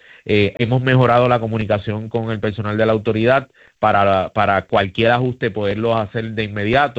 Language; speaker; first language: Spanish; native; Spanish